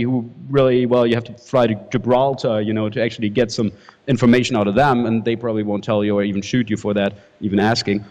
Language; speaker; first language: English; non-native, fluent; German